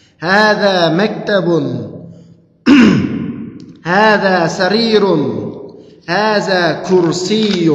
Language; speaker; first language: Arabic; non-native, fluent; Uyghur